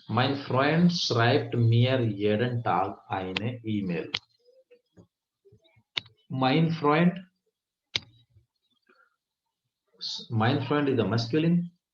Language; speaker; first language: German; non-native, fluent; Hindi